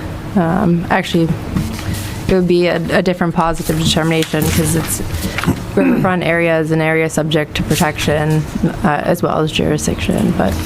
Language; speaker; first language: English; native; English